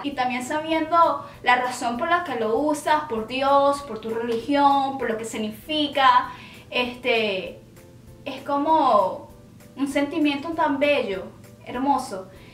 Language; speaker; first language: Spanish; early bilingual, heritage; Spanish